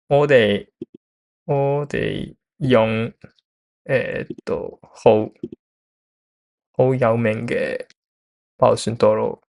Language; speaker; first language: Cantonese; non-native, learner; Japanese